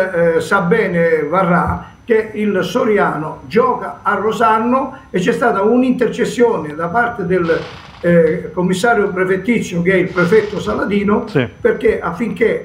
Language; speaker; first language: Italian; native; Italian